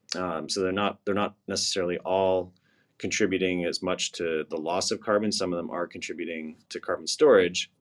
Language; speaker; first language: English; native; English